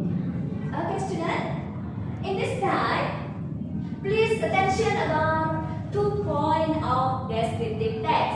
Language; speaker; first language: English; non-native, learner; Indonesian